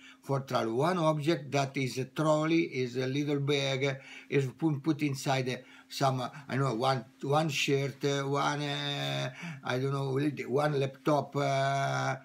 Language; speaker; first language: English; non-native, learner; Italian